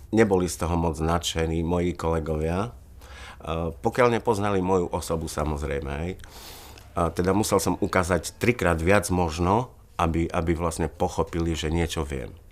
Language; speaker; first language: Slovak; native; Slovak